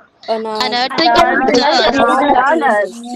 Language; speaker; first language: Persian; non-native, learner; Urdu